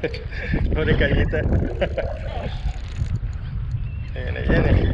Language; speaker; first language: Spanish; native; Spanish